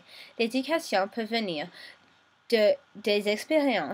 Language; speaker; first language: French; non-native, local second language; English